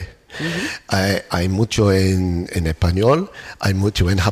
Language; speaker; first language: Spanish; non-native, learner; English